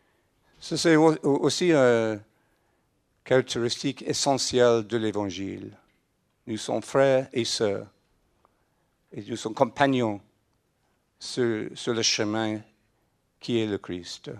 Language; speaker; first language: French; non-native, fluent; English